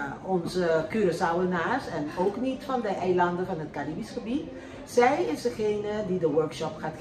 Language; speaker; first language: Dutch; non-native, local second language; Papiamento